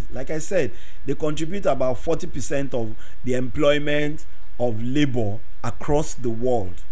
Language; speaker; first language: English; non-native, local second language; Yoruba